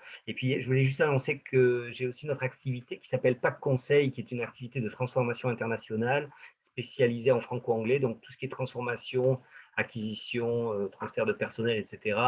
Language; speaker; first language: French; native; French